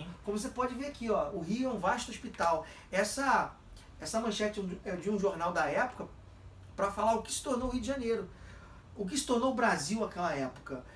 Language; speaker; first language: Portuguese; native; Portuguese